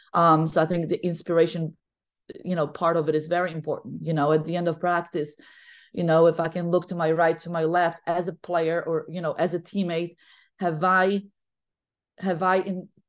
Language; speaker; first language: English; non-native, fluent; Polish